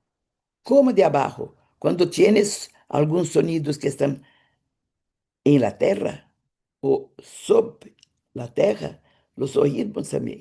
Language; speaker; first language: Spanish; non-native, fluent; Portuguese